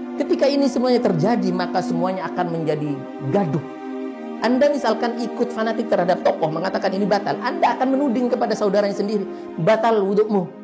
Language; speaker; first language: Indonesian; non-native, local second language; Madurese